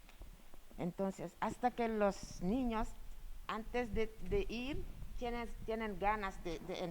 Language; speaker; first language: Spanish; non-native, fluent; Wolof